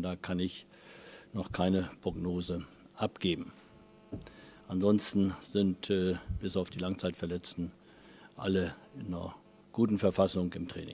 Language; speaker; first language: German; native; German